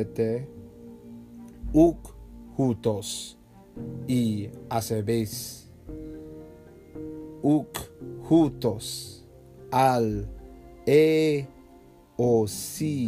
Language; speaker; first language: Greek; non-native, learner; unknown